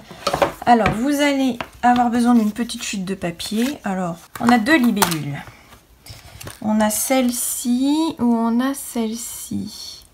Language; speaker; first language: French; native; French